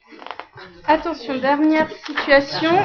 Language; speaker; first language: French; native; French